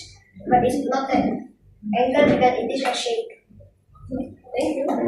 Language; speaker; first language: English; non-native, learner; Indonesian